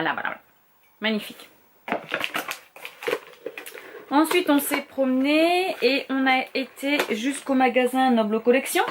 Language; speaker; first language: French; native; French